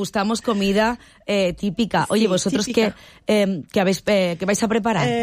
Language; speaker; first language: Spanish; native; Spanish